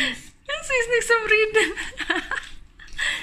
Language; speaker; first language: German; non-native, learner; Cebuano